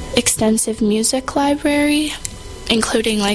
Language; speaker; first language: English; native; English